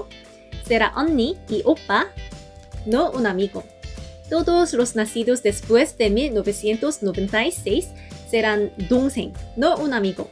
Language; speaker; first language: Spanish; non-native, fluent; Korean